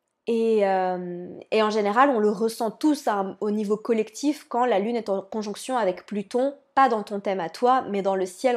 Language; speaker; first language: French; native; French